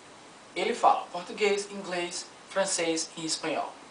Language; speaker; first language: Portuguese; non-native, fluent; English